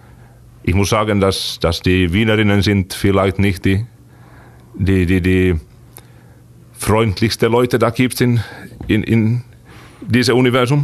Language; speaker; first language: German; non-native, fluent; Finnish